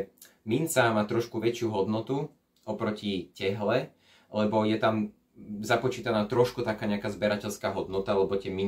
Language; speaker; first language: Slovak; native; Slovak